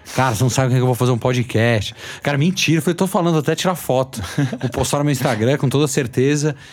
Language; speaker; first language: Portuguese; native; Portuguese